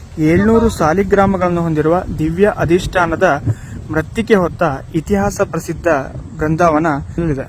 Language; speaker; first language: Kannada; native; Kannada